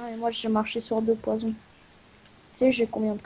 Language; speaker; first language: French; native; French